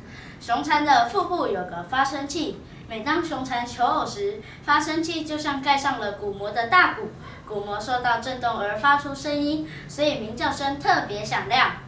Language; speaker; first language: Chinese; native; Chinese